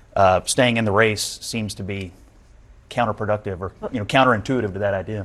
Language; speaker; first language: English; native; English